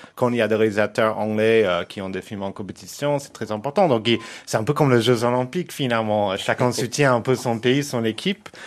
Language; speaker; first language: French; non-native, fluent; English